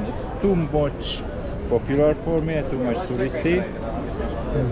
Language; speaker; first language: English; non-native, fluent; Hungarian